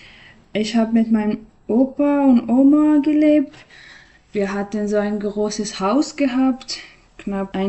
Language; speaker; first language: German; non-native, learner; Persian